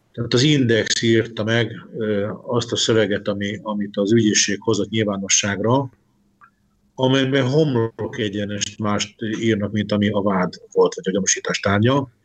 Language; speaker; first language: Hungarian; native; Hungarian